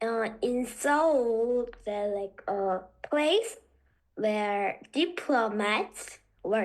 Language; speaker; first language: English; non-native, learner; Korean